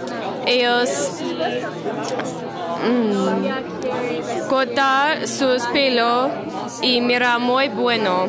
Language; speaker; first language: Spanish; non-native, learner; English